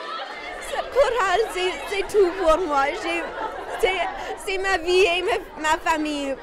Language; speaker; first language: French; non-native, local second language; English